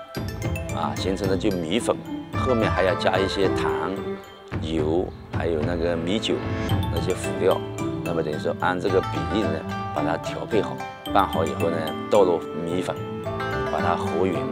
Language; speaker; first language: Chinese; native; Chinese